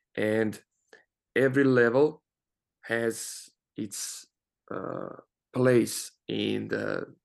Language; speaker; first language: English; non-native, fluent; Croatian